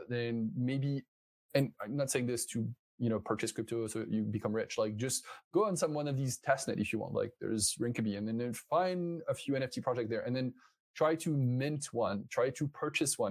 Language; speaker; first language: English; non-native, fluent; French